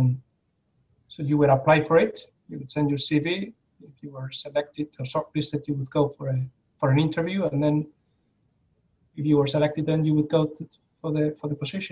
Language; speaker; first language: English; non-native, fluent; Spanish